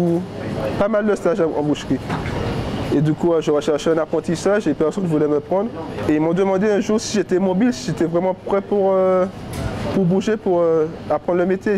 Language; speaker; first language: French; native; French